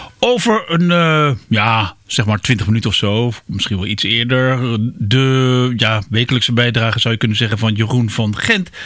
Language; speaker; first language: Dutch; native; Dutch